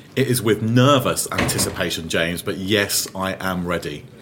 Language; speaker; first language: English; native; English